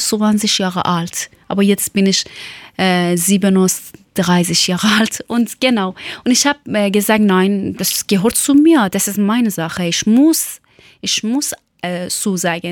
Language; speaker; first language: German; non-native, learner; Persian